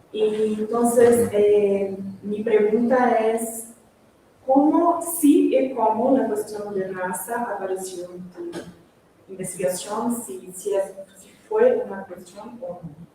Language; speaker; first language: Spanish; non-native, fluent; Portuguese